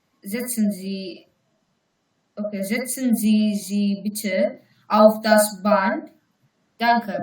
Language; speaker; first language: German; non-native, learner; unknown